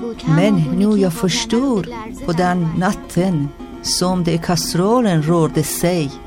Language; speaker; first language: Swedish; non-native, fluent; Persian